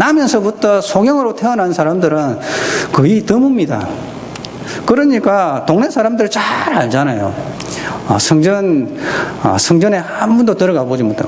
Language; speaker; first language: Korean; native; Korean